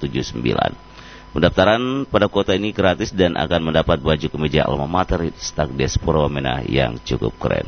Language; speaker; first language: Indonesian; native; Indonesian